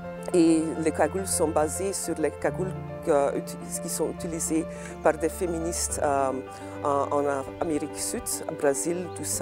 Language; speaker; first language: French; non-native, local second language; Dutch